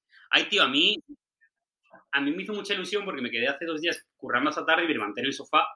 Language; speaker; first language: Spanish; native; Spanish